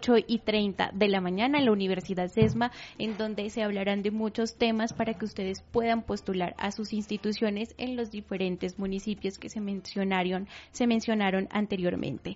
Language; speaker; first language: Spanish; native; Spanish